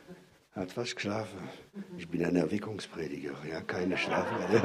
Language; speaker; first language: German; non-native, fluent; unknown